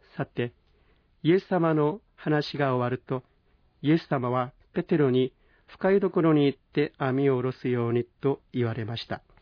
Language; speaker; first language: Japanese; non-native, fluent; Korean